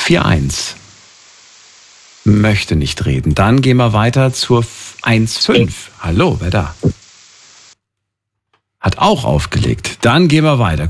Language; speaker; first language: German; native; German